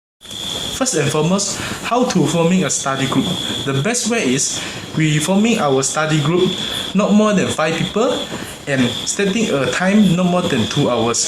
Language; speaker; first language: English; non-native, learner; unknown